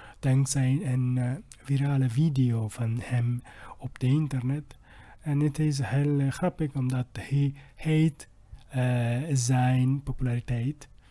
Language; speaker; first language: Dutch; non-native, learner; Italian